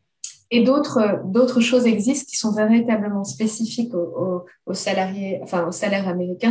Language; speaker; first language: French; native; French